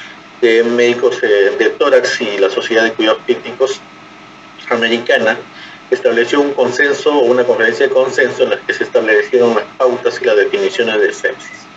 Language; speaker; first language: Spanish; native; Spanish